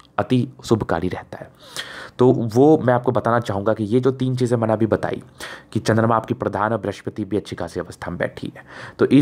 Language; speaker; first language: Hindi; native; Hindi